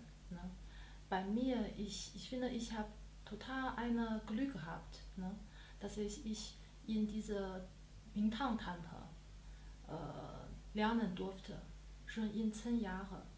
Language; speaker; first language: German; non-native, learner; Chinese